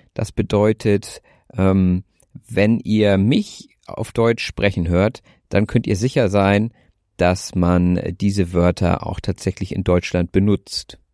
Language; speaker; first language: German; native; German